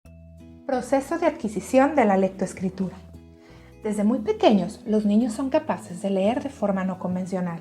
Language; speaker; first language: Spanish; native; Spanish